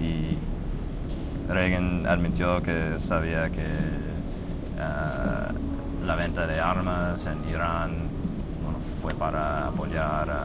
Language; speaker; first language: Spanish; non-native, fluent; English